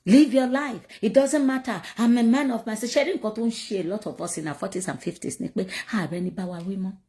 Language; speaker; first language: English; non-native, local second language; Yoruba